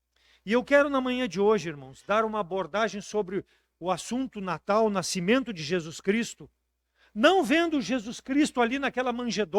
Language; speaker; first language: Portuguese; native; Portuguese